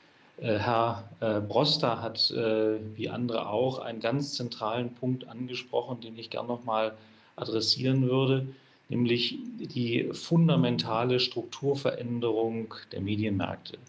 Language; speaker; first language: German; native; German